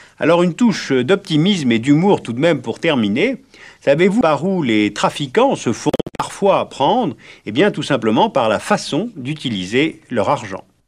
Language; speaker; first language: French; native; French